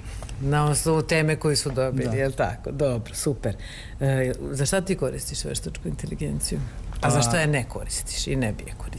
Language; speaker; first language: Serbian; native; Serbian